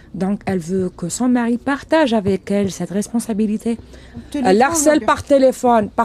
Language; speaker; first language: French; non-native, local second language; Arabic